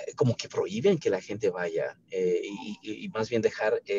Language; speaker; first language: Spanish; native; Spanish